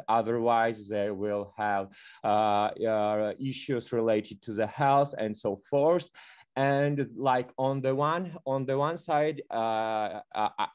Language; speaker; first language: English; non-native, fluent; Georgian